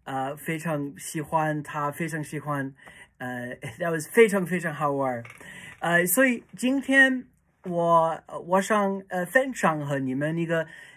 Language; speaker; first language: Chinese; non-native, learner; English